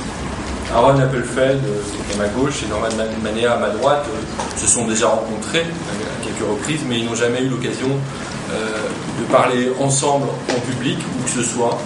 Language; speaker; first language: French; native; French